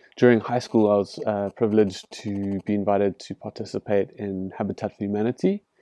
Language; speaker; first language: English; native; English